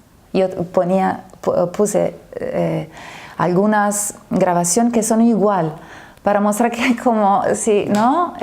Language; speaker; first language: Spanish; non-native, fluent; Italian